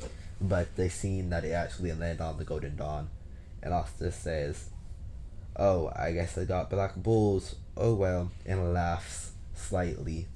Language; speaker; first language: English; native; English